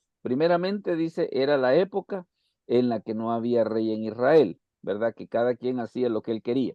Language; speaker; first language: Spanish; native; Spanish